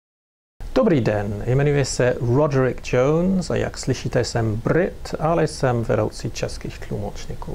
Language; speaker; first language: Czech; non-native, fluent; English